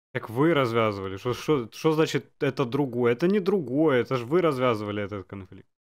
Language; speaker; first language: Russian; native; Russian